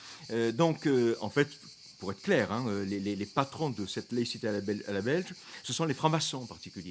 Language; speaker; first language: French; native; French